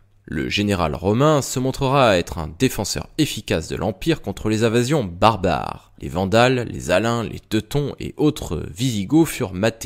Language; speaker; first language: French; native; French